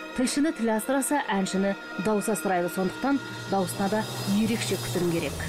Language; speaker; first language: Kazakh; native; Kazakh